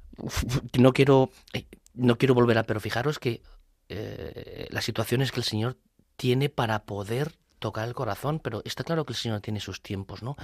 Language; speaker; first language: Spanish; native; Spanish